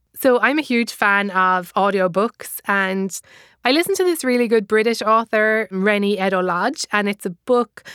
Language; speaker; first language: English; native; English